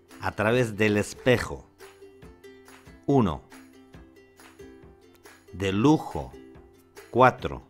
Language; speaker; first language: Spanish; non-native, fluent; Russian